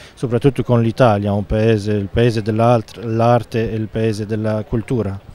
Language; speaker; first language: Italian; non-native, fluent; Arabic